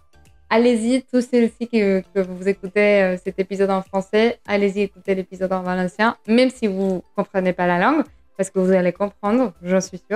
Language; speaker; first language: French; non-native, fluent; Spanish